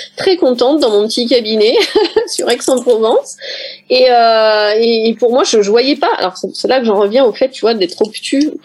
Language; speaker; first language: French; native; French